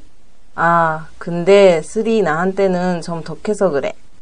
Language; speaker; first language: Korean; non-native, learner; Japanese